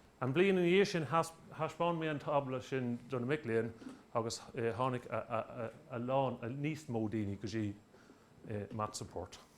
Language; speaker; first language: Irish; non-native, local second language; English